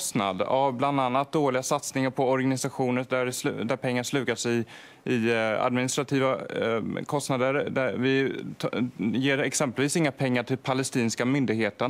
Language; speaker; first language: Swedish; native; Swedish